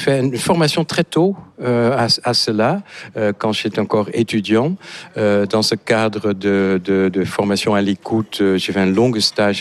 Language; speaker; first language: French; non-native, fluent; Dutch